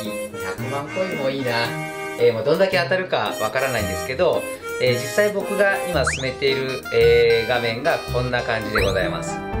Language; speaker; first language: Japanese; native; Japanese